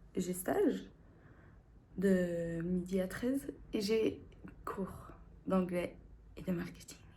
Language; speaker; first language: French; native; French